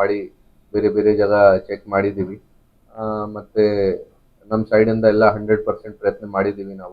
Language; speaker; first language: Kannada; non-native, fluent; Hindi